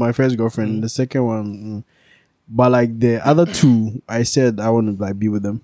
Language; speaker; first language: English; non-native, local second language; Akan